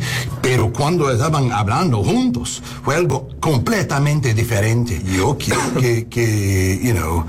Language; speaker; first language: Spanish; early bilingual, heritage; Spanish